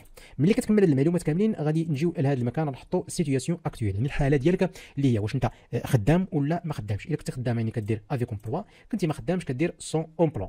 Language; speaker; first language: Arabic; native; Arabic